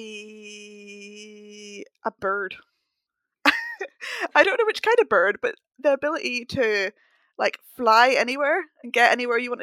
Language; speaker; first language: English; native; English